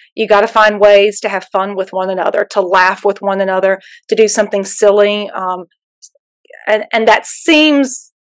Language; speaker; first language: English; native; English